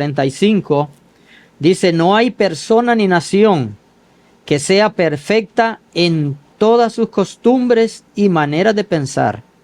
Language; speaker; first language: Spanish; native; Spanish